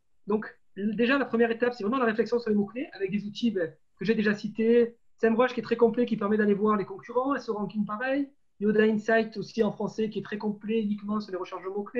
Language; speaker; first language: French; native; French